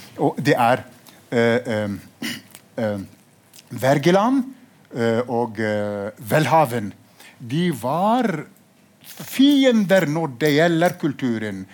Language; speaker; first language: Norwegian; non-native, fluent; Arabic